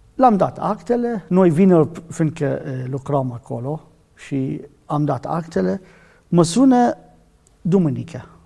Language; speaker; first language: Romanian; non-native, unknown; Arabic